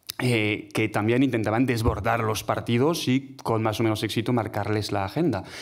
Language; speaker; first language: Spanish; non-native, fluent; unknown